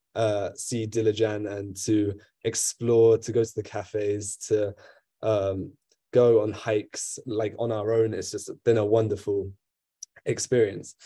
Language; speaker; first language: English; native; English